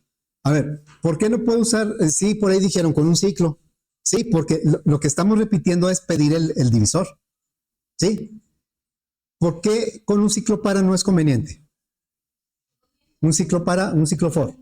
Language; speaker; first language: Spanish; native; Spanish